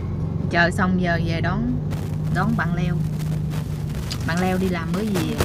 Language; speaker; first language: Vietnamese; native; Vietnamese